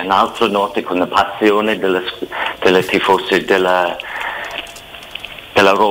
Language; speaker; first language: Italian; non-native, fluent; English